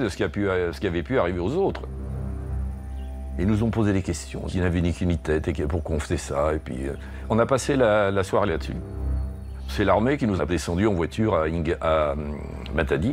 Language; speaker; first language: French; native; French